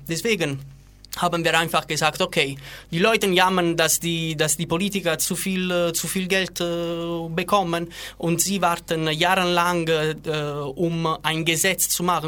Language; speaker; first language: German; non-native, learner; Italian